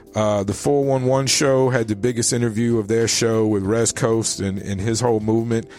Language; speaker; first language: English; native; English